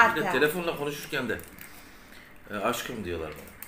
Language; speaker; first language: Turkish; native; Turkish